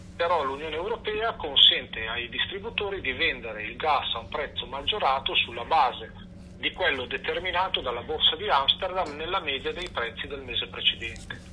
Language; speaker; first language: Italian; native; Italian